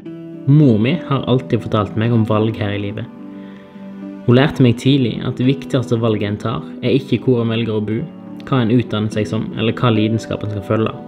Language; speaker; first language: Norwegian; native; Norwegian